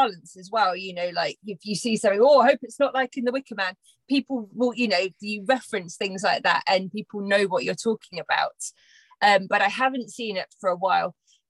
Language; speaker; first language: English; native; English